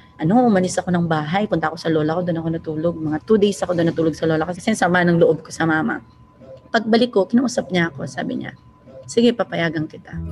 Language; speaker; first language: Filipino; non-native, local second language; Hiligaynon